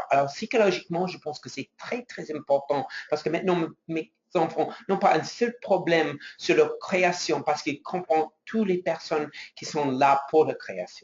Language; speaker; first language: French; non-native, fluent; English